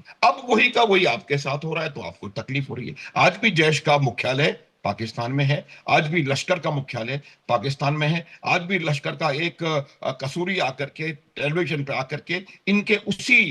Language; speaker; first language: Hindi; native; Hindi